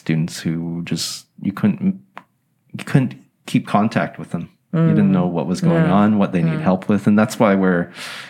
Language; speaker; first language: English; native; English